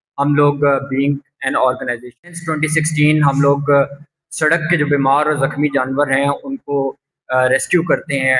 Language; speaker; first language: Urdu; non-native, local second language; Punjabi